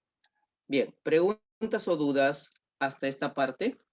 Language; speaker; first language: Spanish; native; Spanish